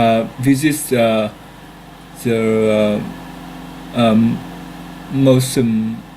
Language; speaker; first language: English; non-native, learner; Vietnamese